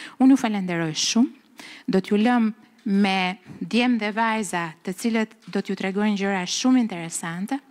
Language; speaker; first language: Albanian; native; Albanian